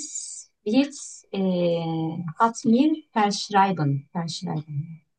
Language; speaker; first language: German; non-native, learner; Turkish